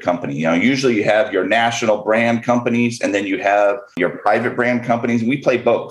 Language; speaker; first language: English; native; English